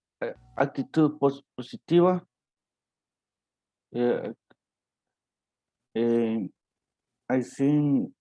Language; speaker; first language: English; non-native, learner; Spanish